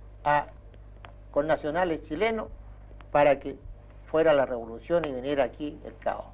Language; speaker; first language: Spanish; native; Spanish